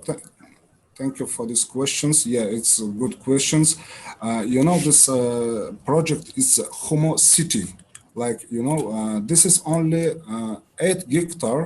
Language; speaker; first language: English; non-native, learner; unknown